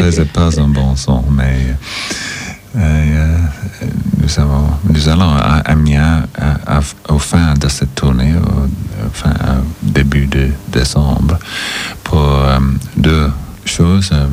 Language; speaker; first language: French; non-native, learner; English